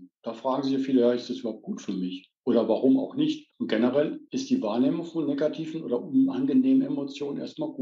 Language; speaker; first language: German; native; German